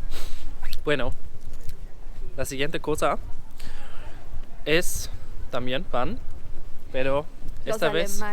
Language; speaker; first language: Spanish; non-native, learner; German